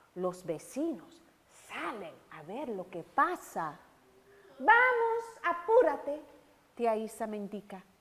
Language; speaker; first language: Spanish; early bilingual, heritage; Spanish